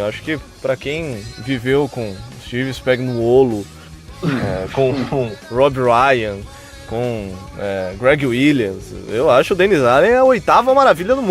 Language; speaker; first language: Portuguese; native; Portuguese